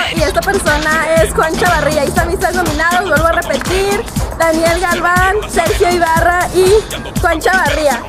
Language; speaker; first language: Spanish; native; Spanish